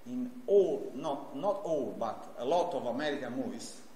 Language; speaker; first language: English; non-native, fluent; Italian